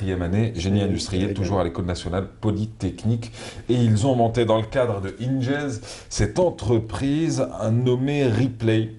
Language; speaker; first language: French; non-native, local second language; Arabic